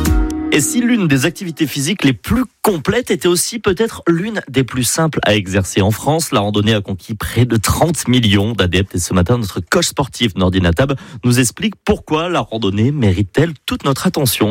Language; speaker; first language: French; native; French